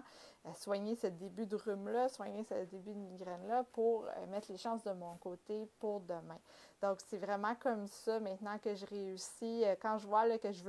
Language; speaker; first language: French; native; French